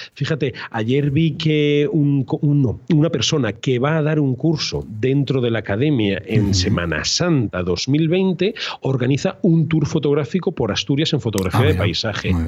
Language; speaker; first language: Spanish; native; Spanish